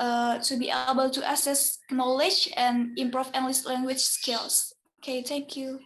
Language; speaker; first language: English; non-native, learner; Indonesian